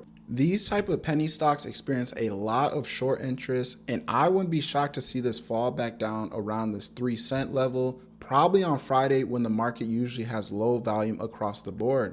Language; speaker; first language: English; native; English